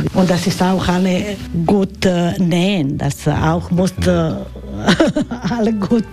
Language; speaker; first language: German; non-native, learner; Croatian